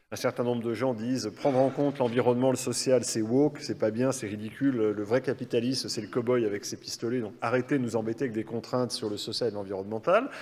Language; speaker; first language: French; native; French